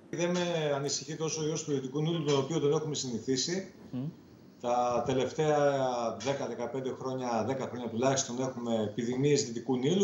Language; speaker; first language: Greek; native; Greek